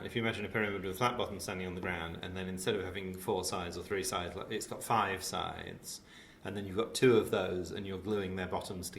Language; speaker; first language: English; native; English